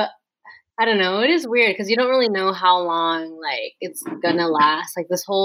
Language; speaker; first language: English; native; English